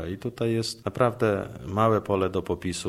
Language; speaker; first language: Polish; native; Polish